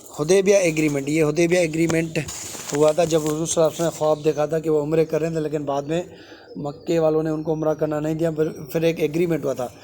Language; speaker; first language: Urdu; non-native, local second language; Sindhi